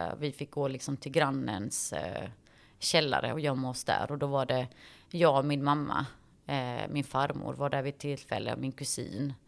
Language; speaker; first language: Swedish; early bilingual, other home language; Bosnian